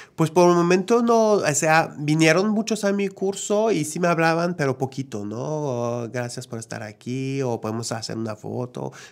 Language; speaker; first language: Spanish; non-native, fluent; French